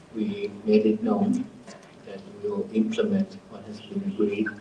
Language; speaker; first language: English; non-native, fluent; Thai